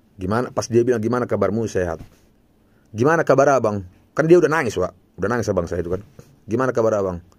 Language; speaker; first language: Indonesian; non-native, local second language; Batak Toba